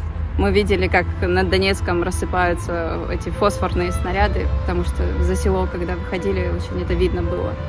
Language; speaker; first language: Russian; native; Russian